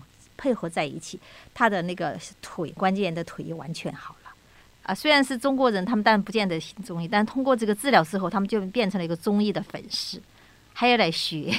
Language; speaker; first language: Chinese; native; Chinese